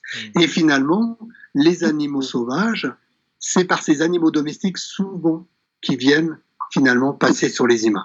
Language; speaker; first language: French; native; French